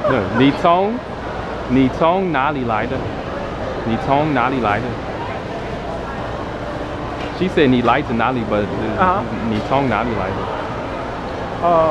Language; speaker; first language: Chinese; non-native, learner; English